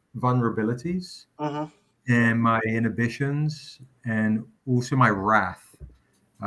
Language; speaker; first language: English; native; English